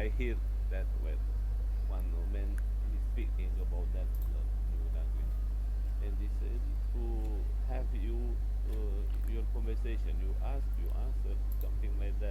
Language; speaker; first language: English; non-native, learner; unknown